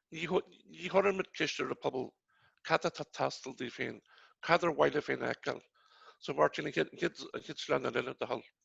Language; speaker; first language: Irish; native; Irish